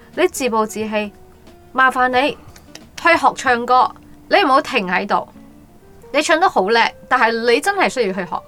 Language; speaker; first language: Cantonese; non-native, local second language; Chinese